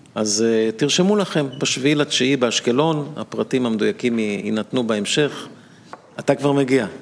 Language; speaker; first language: Hebrew; native; Hebrew